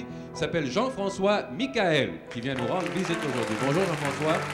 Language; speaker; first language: French; native; French